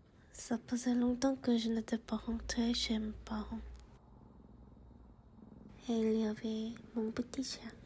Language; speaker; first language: French; non-native, fluent; Korean